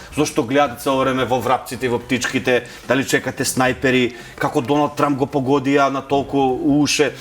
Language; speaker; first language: Macedonian; native; Macedonian